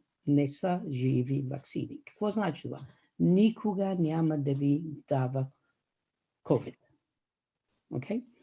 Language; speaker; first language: Bulgarian; non-native, fluent; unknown